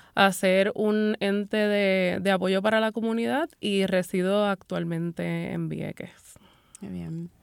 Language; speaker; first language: Spanish; native; Spanish